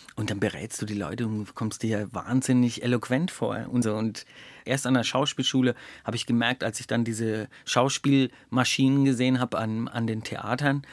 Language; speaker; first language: German; native; German